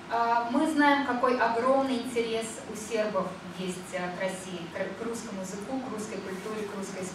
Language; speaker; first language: Russian; native; Russian